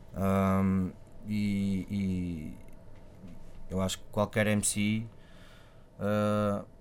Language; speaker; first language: Portuguese; native; Portuguese